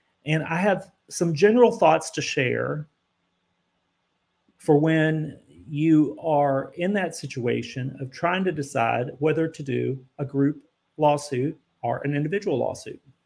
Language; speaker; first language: English; native; English